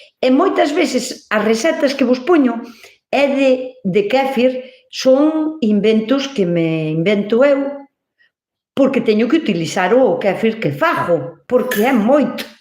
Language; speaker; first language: Galician; native; Galician